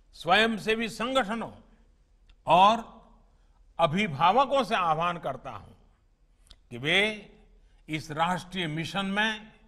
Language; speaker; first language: Hindi; native; Hindi